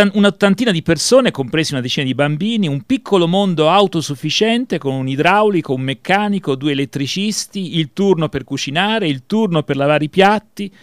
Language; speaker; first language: Italian; native; Italian